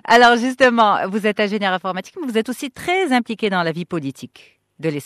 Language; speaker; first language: French; non-native, local second language; Arabic